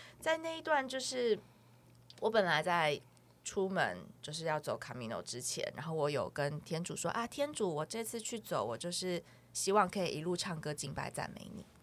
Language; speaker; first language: Chinese; native; Chinese